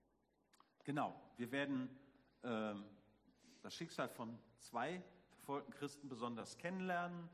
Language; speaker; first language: German; native; German